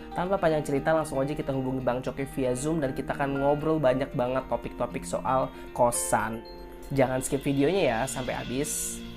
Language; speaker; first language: Indonesian; native; Indonesian